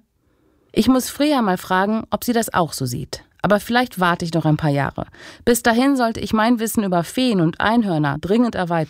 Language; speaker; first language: German; native; German